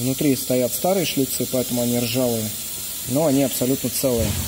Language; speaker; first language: Russian; native; Russian